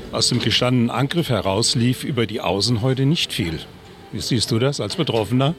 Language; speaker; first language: German; native; German